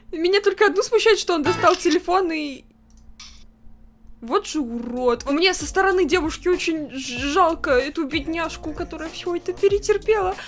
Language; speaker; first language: Russian; native; Russian